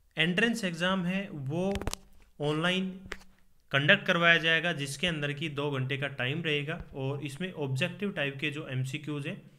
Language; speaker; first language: Hindi; native; Hindi